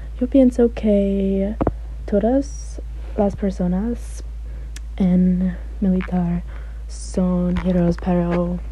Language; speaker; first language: Spanish; non-native, learner; English